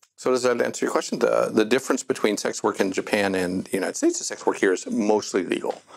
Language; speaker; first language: English; native; English